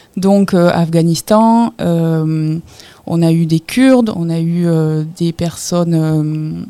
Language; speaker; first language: French; native; French